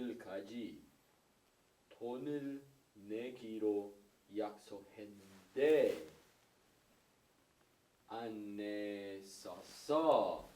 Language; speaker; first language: Korean; non-native, learner; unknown